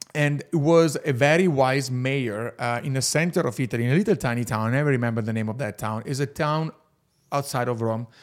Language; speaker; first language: English; non-native, fluent; Italian